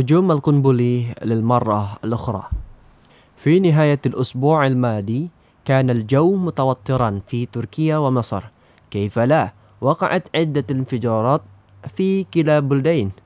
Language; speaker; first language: Arabic; non-native, fluent; Indonesian